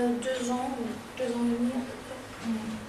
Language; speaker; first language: French; non-native, fluent; German